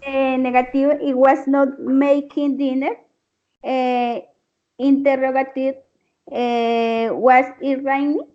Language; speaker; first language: English; non-native, learner; Spanish